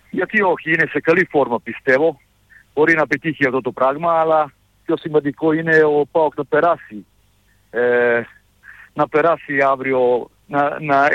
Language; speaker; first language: Greek; non-native, fluent; Serbian